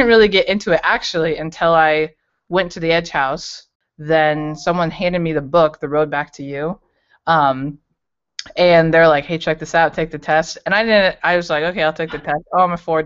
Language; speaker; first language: English; native; English